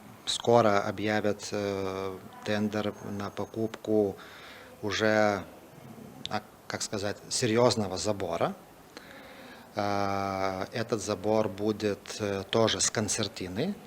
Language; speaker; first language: Russian; non-native, fluent; Lithuanian